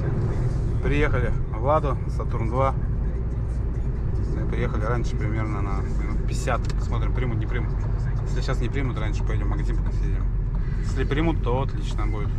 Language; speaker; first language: Russian; native; Russian